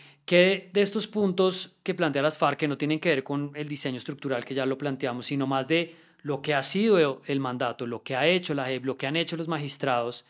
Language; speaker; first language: Spanish; native; Spanish